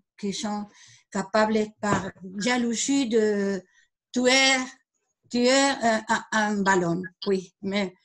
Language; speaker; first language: French; non-native, learner; Spanish